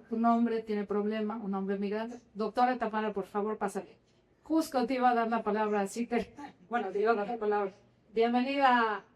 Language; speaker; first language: Spanish; native; Spanish